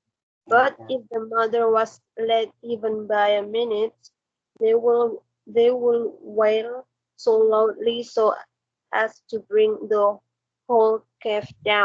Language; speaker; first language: English; non-native, learner; Indonesian